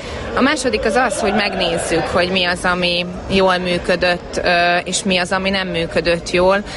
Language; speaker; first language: Hungarian; native; Hungarian